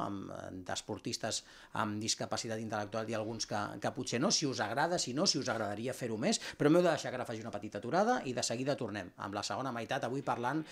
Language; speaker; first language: Catalan; native; Catalan